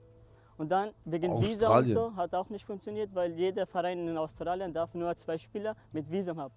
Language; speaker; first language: German; non-native, learner; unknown